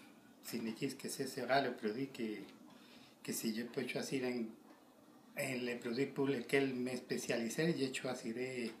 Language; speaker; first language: French; non-native, learner; Spanish